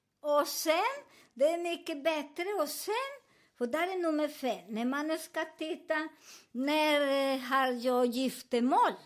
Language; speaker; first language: Swedish; non-native, learner; Spanish